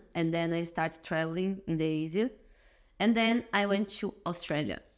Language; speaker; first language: English; non-native, learner; Portuguese